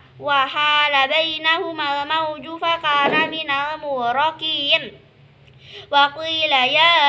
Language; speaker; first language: Arabic; non-native, learner; Indonesian